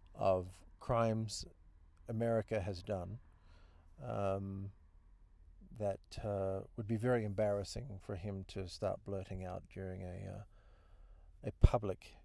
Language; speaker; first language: English; native; English